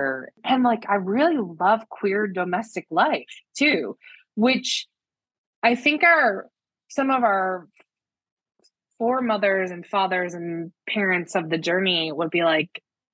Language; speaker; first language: English; native; English